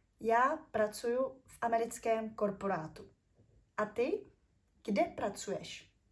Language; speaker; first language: Czech; native; Czech